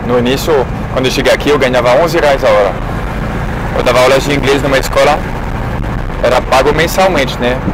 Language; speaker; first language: Portuguese; non-native, fluent; French